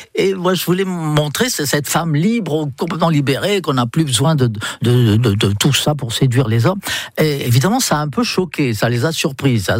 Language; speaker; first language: French; non-native, fluent; English